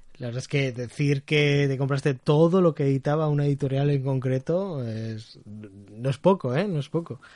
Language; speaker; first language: Spanish; native; Spanish